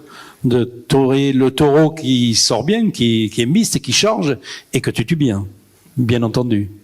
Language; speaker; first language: French; native; French